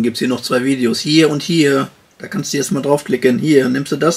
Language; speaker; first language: German; native; German